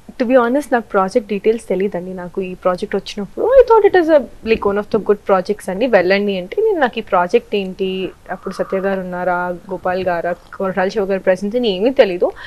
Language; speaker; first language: Telugu; native; Telugu